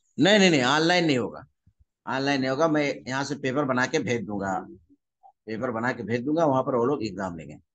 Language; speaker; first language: Urdu; native; Urdu